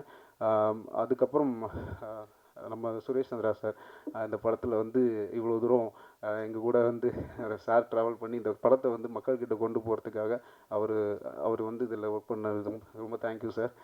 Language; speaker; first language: Tamil; native; Tamil